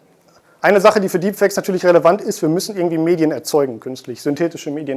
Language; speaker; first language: German; native; German